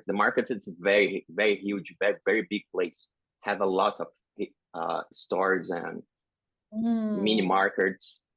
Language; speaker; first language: English; non-native, learner; Portuguese